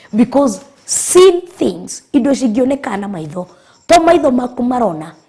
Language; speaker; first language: English; non-native, local second language; Kikuyu